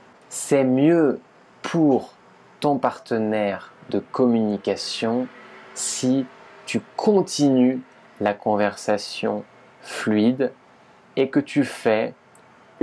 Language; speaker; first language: French; native; French